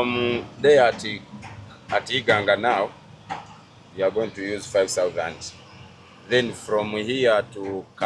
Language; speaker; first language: English; non-native, local second language; Ganda